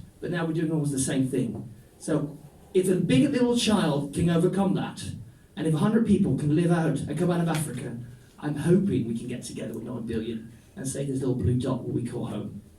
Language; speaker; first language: English; non-native, fluent; Dutch